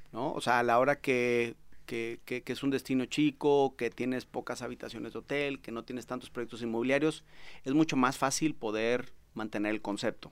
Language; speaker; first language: Spanish; native; Spanish